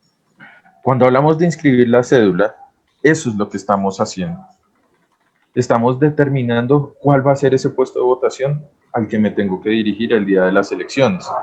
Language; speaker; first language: Spanish; native; Spanish